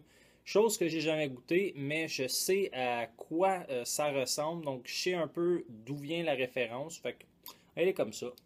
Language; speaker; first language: French; native; French